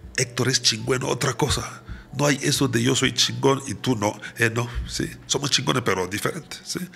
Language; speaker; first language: Spanish; non-native, fluent; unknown